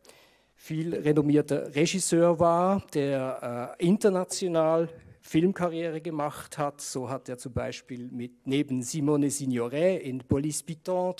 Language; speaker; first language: German; native; German